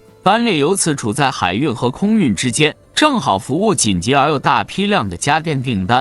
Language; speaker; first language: Chinese; native; Chinese